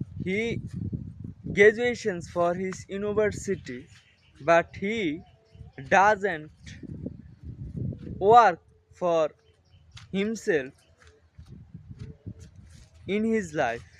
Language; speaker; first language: English; non-native, learner; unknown